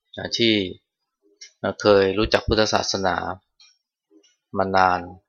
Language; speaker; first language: Thai; native; Thai